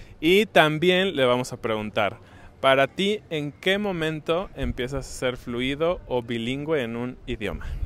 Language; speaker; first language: Spanish; native; Spanish